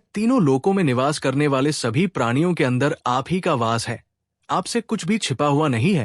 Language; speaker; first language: Hindi; native; Hindi